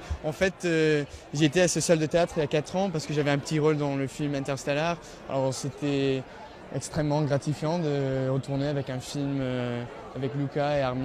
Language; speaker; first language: French; early bilingual, heritage; English